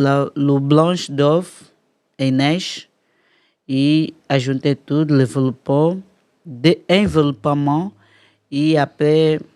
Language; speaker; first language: French; non-native, learner; Portuguese